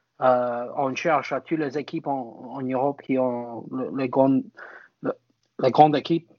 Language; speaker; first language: French; non-native, fluent; English